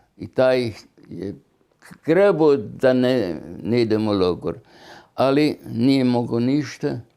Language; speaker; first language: Bosnian; non-native, local second language; German